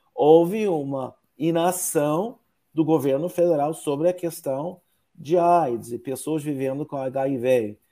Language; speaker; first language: Portuguese; non-native, fluent; English